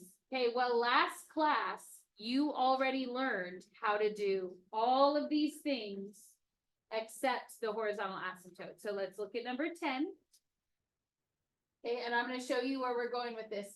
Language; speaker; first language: English; native; English